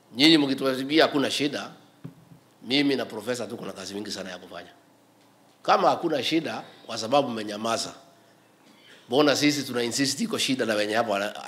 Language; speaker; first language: Swahili; non-native, local second language; Kikuyu